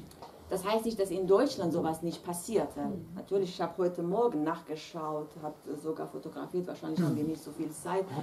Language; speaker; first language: German; non-native, fluent; Kurdish